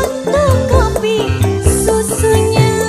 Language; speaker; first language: Indonesian; native; Indonesian